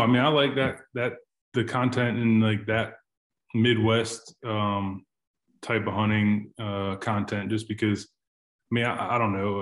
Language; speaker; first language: English; native; English